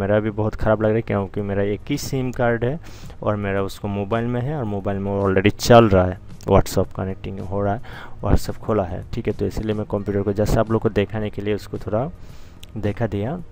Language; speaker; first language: Hindi; non-native, local second language; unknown